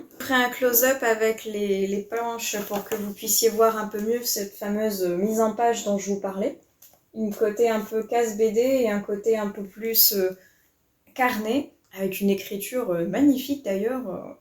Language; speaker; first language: French; native; French